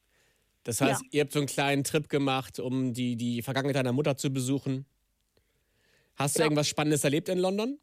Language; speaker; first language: German; native; German